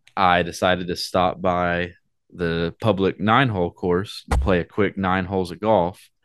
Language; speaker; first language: English; native; English